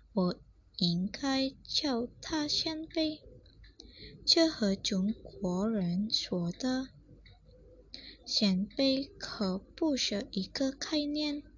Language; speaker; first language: Chinese; non-native, learner; Indonesian